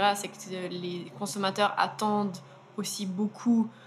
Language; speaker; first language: French; native; French